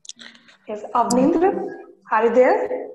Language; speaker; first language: English; non-native, local second language; Hindi